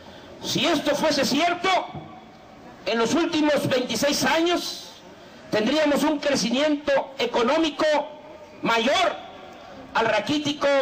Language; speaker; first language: Spanish; native; Spanish